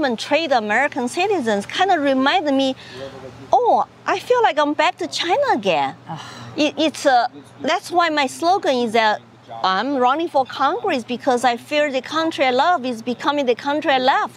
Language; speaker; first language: English; non-native, fluent; Chinese